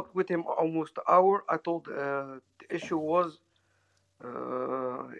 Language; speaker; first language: English; non-native, learner; Dutch